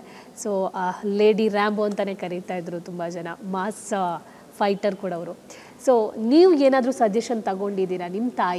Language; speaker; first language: Kannada; native; Kannada